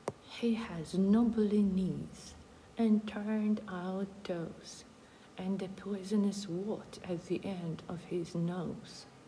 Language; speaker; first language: English; non-native, fluent; Ukrainian